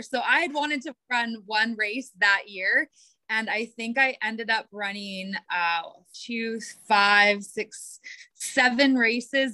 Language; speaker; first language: English; native; English